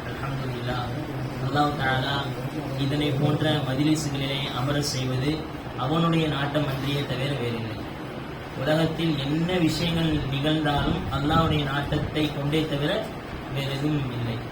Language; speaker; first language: Tamil; native; Tamil